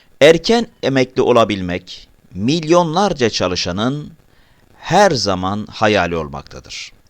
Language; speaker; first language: Turkish; native; Turkish